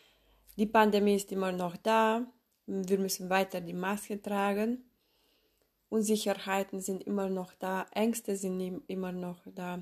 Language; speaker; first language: German; non-native, fluent; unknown